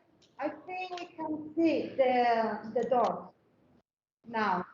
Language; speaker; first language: English; non-native, learner; Spanish